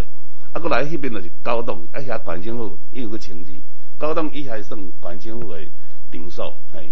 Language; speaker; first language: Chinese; non-native, local second language; Min Nan Chinese